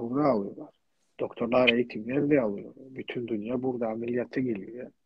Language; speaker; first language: Turkish; non-native, fluent; Georgian